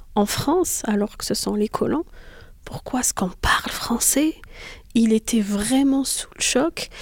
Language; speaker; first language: French; non-native, local second language; Arabic